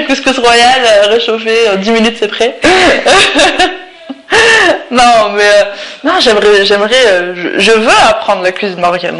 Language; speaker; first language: French; early bilingual, other home language; Arabic